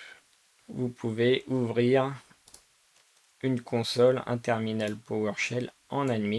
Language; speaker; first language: French; native; French